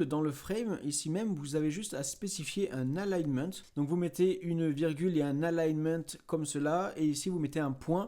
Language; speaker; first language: French; native; French